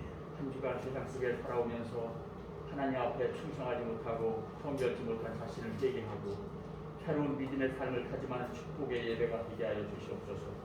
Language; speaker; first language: Korean; native; Korean